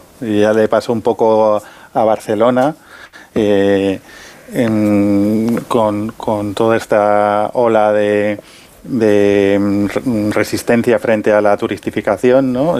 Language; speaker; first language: Spanish; native; Spanish